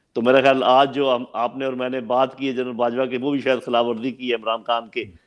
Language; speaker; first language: Urdu; non-native, local second language; Punjabi